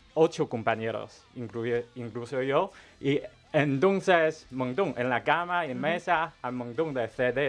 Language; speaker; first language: Spanish; non-native, learner; Chinese